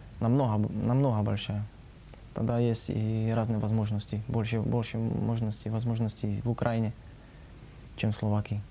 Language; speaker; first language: Russian; non-native, learner; Slovak